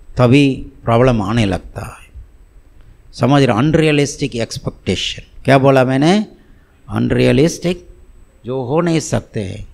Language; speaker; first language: Hindi; non-native, local second language; Tamil